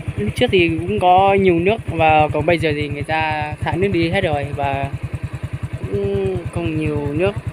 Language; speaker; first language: Vietnamese; non-native, local second language; Hmong